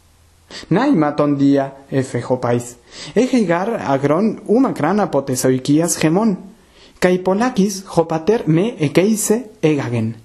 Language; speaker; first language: Greek; non-native, fluent; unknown